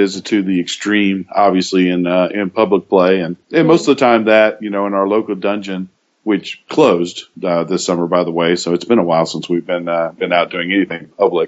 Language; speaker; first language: English; native; English